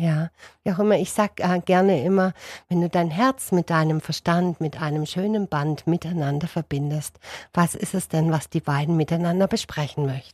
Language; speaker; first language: German; native; German